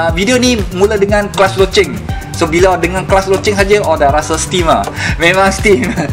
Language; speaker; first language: Malay; non-native, local second language; Min Nan Chinese